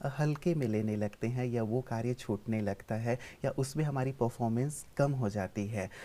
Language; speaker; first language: Hindi; native; Hindi